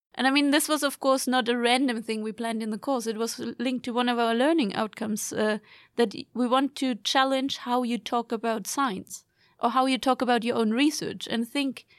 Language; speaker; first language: English; non-native, fluent; German